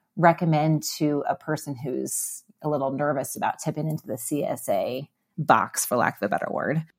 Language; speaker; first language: English; native; English